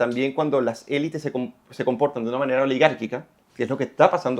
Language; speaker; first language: Spanish; native; Spanish